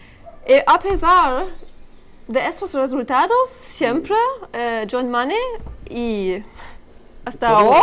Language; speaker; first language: Spanish; non-native, learner; French